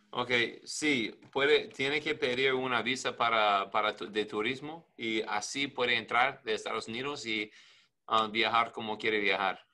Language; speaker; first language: Spanish; non-native, learner; English